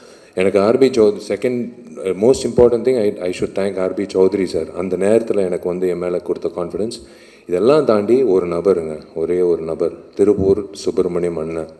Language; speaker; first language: Tamil; native; Tamil